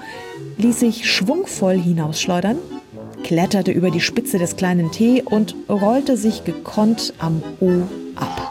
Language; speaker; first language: German; native; German